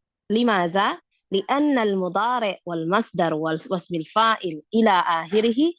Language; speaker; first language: Arabic; non-native, fluent; Indonesian